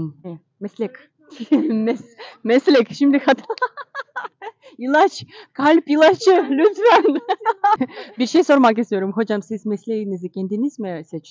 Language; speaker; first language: Turkish; non-native, learner; Russian